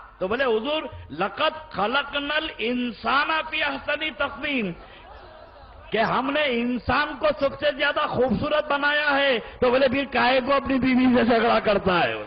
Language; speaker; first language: Urdu; native; Urdu